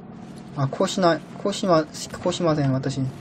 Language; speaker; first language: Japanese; non-native, learner; Korean